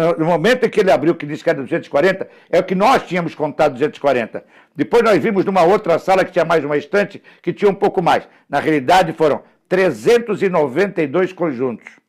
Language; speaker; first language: Portuguese; early bilingual, other home language; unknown